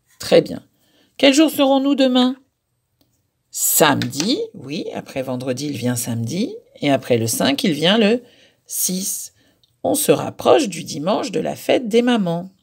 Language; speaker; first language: French; native; French